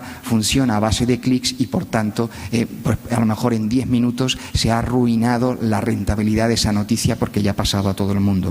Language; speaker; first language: Spanish; native; Spanish